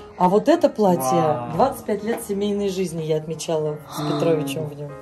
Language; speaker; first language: Russian; native; Russian